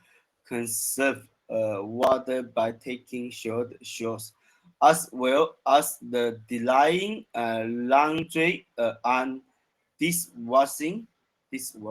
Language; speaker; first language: English; non-native, learner; Chinese